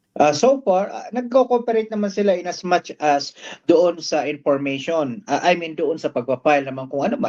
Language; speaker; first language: Filipino; native; Filipino